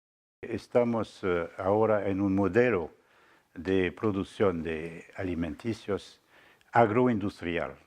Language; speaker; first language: Spanish; non-native, fluent; French